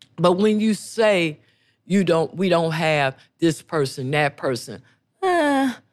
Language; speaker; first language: English; native; English